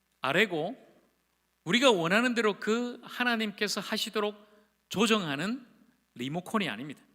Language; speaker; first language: Korean; native; Korean